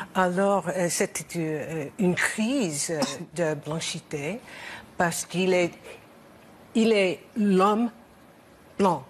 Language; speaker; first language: French; non-native, learner; English